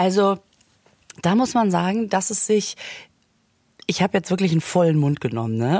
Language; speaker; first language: German; native; German